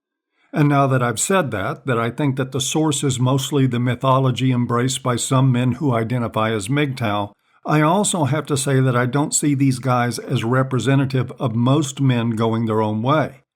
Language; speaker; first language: English; native; English